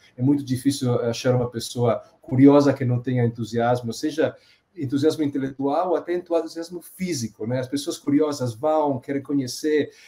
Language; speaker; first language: Portuguese; non-native, fluent; Italian